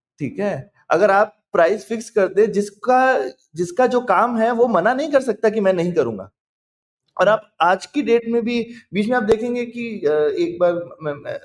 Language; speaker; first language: Hindi; native; Hindi